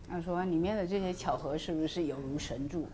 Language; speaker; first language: Chinese; native; Chinese